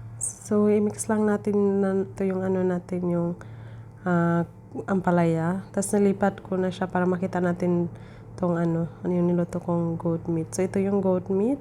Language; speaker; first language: Filipino; native; Filipino